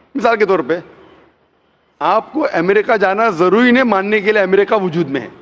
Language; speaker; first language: Hindi; non-native, local second language; Konkani